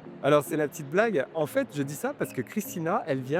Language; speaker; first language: French; native; French